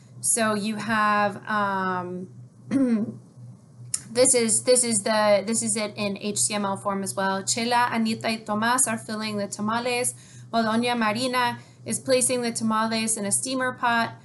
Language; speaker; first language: English; native; English